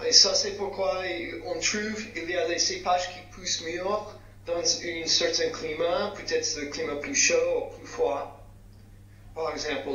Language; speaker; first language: French; non-native, fluent; English